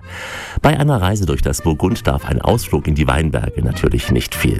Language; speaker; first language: German; native; German